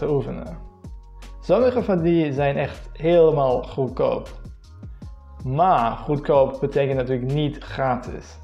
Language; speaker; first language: Dutch; non-native, fluent; English